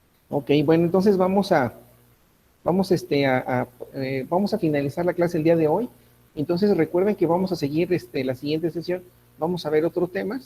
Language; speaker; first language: Spanish; native; Spanish